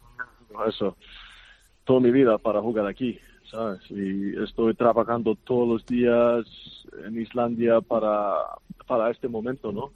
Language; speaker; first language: Spanish; non-native, fluent; Icelandic